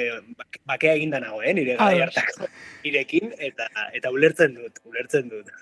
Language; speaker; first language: Basque; native; Basque